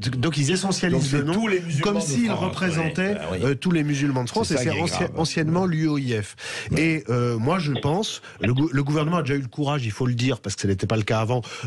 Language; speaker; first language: French; native; French